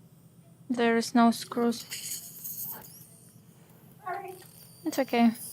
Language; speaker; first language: English; non-native, learner; Ukrainian